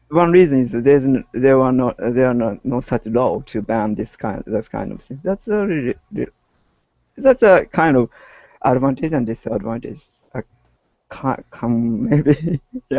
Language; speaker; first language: English; non-native, learner; Japanese